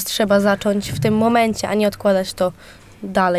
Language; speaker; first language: Polish; native; Polish